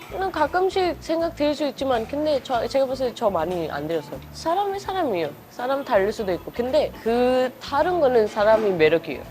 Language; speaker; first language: Korean; non-native, fluent; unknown